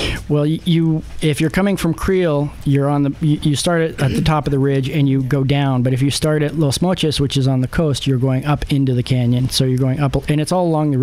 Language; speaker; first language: English; native; English